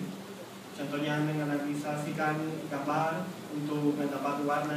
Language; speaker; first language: Indonesian; non-native, fluent; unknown